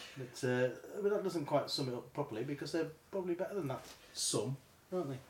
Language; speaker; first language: English; native; English